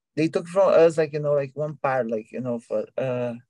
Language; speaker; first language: English; non-native, learner; Portuguese